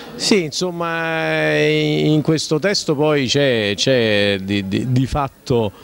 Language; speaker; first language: Italian; native; Italian